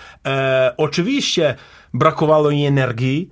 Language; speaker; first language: Polish; non-native, learner; Serbian